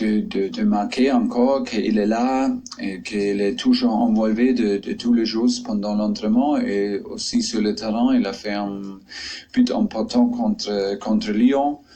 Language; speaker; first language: French; non-native, fluent; German